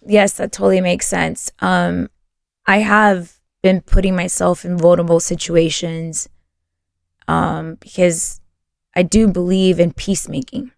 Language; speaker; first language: English; early bilingual, other home language; Spanish